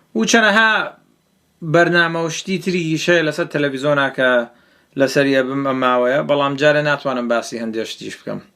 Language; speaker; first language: Central Kurdish; early bilingual, heritage; Central Kurdish